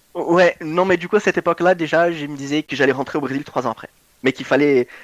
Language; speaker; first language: French; non-native, fluent; Portuguese